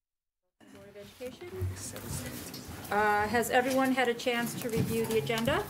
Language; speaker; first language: English; native; English